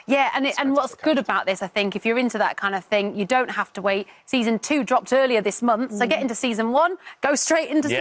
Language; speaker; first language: English; native; English